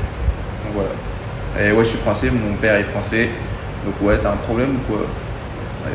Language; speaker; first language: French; early bilingual, other home language; Indonesian